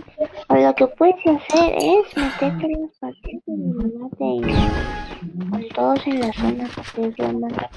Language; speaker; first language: Spanish; native; Spanish